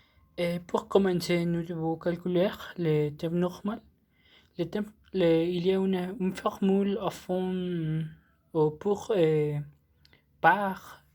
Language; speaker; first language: French; non-native, learner; Spanish